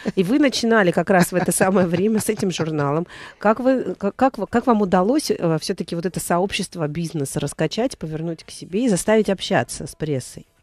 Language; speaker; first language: Russian; native; Russian